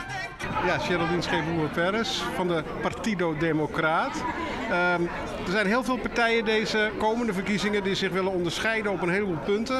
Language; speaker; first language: Dutch; native; Dutch